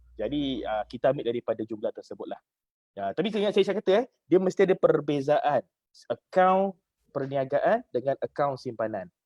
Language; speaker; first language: Malay; native; Malay